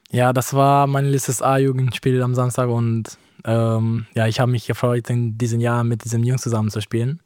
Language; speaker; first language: German; non-native, fluent; Romanian